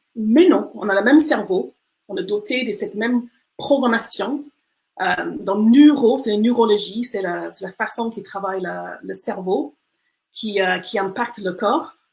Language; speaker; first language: French; non-native, fluent; English